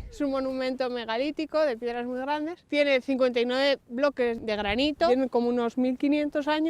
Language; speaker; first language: Spanish; native; Spanish